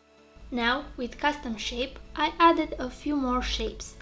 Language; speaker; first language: English; non-native, fluent; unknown